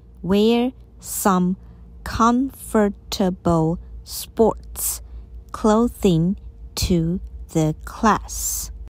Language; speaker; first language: English; non-native, fluent; Chinese